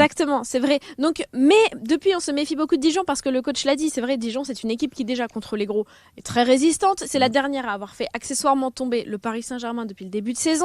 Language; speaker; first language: French; native; French